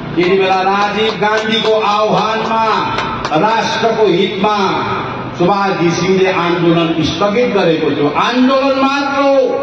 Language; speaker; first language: Nepali; native; Nepali